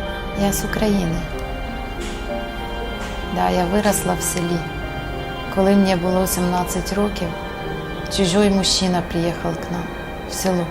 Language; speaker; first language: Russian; non-native, local second language; Ukrainian